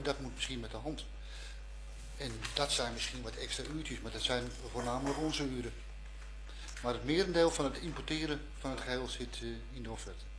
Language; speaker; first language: Dutch; native; Dutch